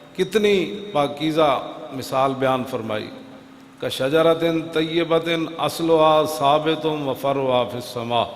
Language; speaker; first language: Urdu; non-native, local second language; Punjabi